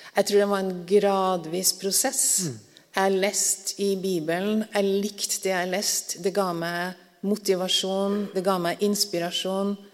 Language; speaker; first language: Norwegian; native; Norwegian